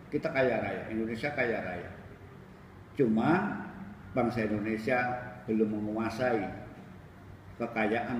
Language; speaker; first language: Indonesian; native; Indonesian